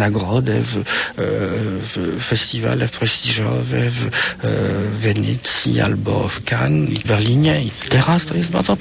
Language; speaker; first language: Polish; early bilingual, heritage; French